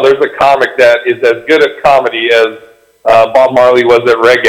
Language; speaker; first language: English; native; English